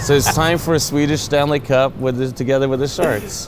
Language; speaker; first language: English; non-native, fluent; Swedish